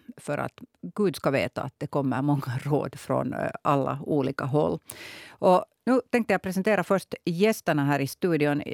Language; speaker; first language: Swedish; native; Swedish